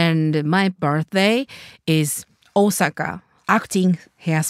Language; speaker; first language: English; non-native, learner; Japanese